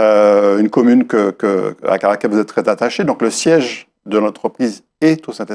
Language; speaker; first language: French; native; French